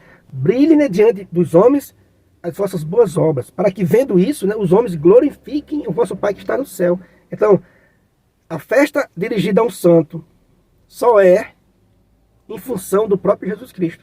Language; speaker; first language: Portuguese; native; Portuguese